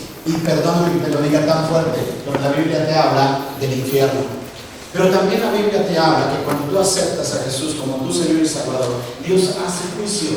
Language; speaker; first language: Spanish; native; Spanish